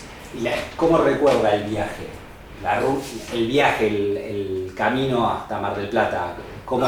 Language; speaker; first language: Spanish; native; Spanish